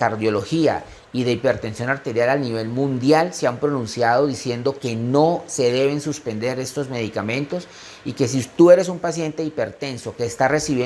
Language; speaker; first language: Spanish; native; Spanish